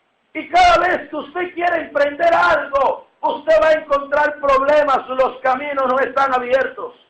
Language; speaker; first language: Spanish; native; Spanish